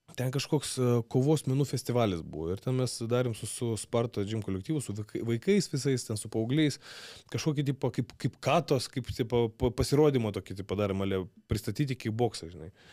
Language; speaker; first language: Lithuanian; non-native, local second language; Russian